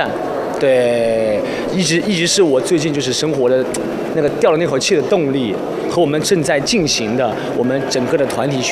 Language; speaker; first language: Chinese; native; Chinese